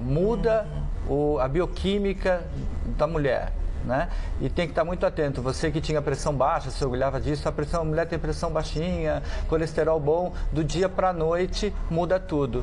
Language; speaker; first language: Portuguese; native; Portuguese